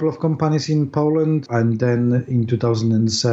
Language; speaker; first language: English; non-native, fluent; Polish